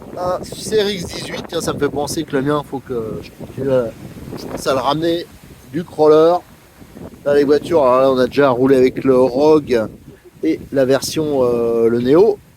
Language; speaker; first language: French; native; French